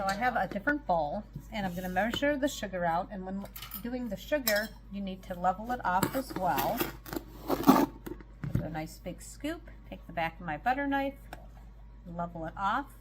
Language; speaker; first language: English; native; English